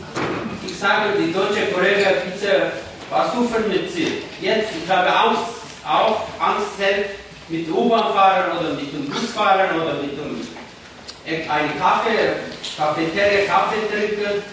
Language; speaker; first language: German; non-native, learner; Kurdish